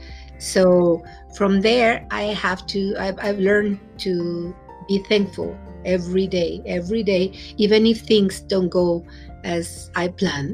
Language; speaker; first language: English; non-native, fluent; Spanish